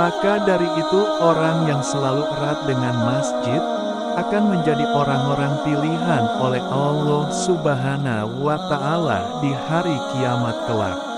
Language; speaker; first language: Indonesian; native; Indonesian